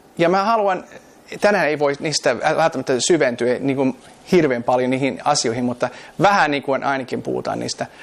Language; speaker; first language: Finnish; non-native, fluent; English